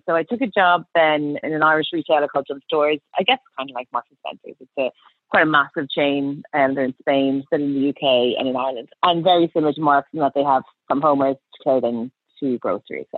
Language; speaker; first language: English; native; English